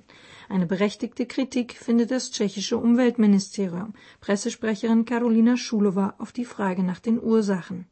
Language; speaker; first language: German; native; German